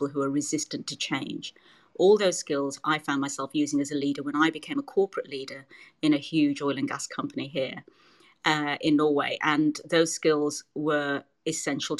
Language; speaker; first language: English; native; English